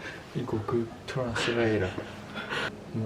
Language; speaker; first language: Korean; non-native, learner; Japanese